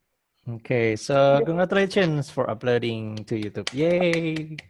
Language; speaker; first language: English; non-native, fluent; Indonesian